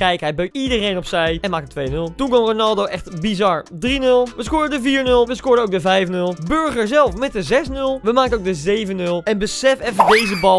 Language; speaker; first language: Dutch; native; Dutch